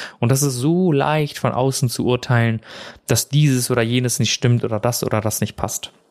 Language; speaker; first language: German; early bilingual, other home language; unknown